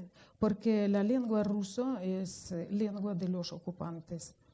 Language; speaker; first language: Spanish; non-native, fluent; Russian